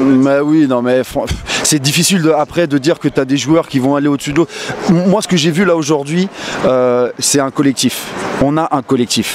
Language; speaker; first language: French; native; French